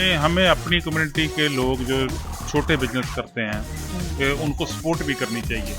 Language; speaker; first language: Hindi; non-native, local second language; Punjabi